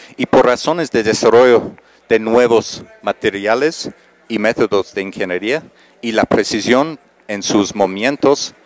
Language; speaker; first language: Spanish; non-native, fluent; English